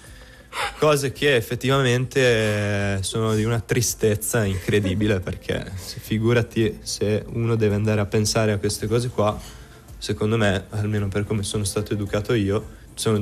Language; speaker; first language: Italian; native; Italian